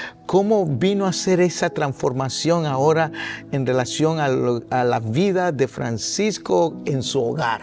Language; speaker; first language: Spanish; early bilingual, heritage; Spanish